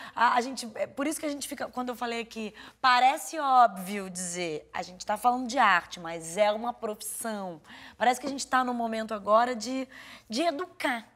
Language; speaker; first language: Portuguese; native; Portuguese